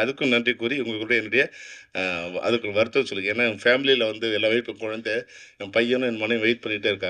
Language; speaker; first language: Tamil; native; Tamil